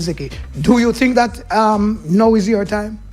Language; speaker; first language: English; native; English